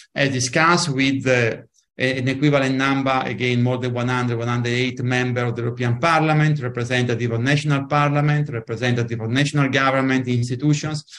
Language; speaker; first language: English; non-native, fluent; Italian